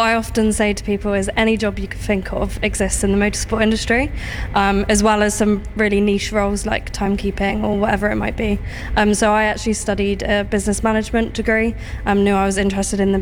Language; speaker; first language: English; native; English